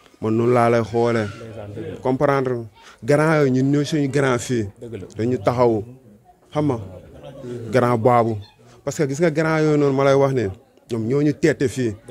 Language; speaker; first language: Wolof; non-native, local second language; Serer